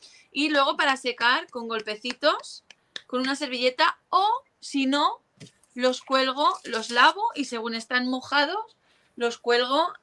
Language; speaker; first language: Spanish; native; Spanish